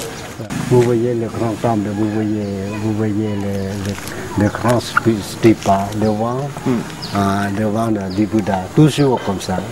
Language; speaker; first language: French; non-native, fluent; Lao